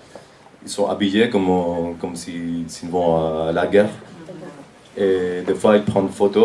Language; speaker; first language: French; non-native, fluent; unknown